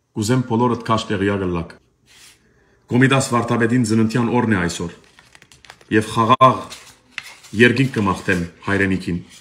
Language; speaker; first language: Armenian; early bilingual, heritage; Armenian